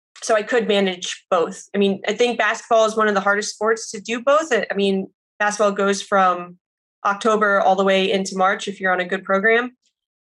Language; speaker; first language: English; native; English